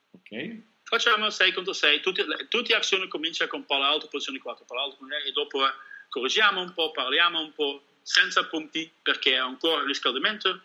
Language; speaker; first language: Italian; non-native, learner; Dutch